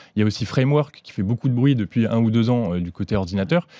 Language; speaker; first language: French; native; French